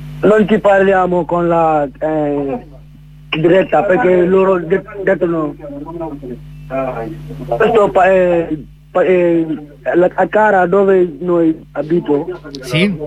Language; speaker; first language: Italian; non-native, learner; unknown